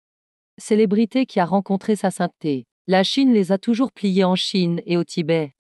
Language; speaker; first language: French; non-native, learner; Tibetan